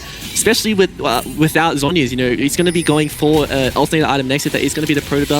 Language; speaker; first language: English; native; English